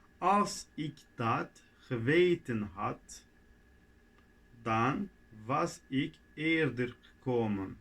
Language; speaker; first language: Dutch; non-native, fluent; Turkish